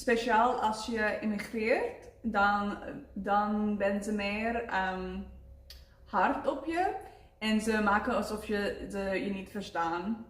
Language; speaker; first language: Dutch; non-native, learner; Afrikaans